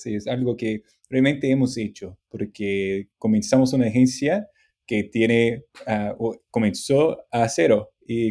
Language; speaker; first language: Spanish; non-native, fluent; English